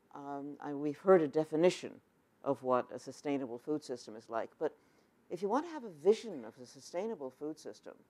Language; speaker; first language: English; native; English